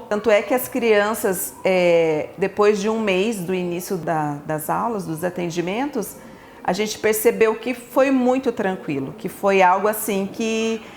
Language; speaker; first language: Portuguese; native; Portuguese